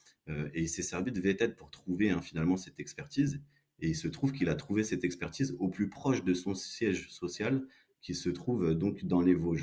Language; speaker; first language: French; native; French